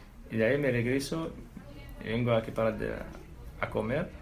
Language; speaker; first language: Spanish; non-native, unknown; Arabic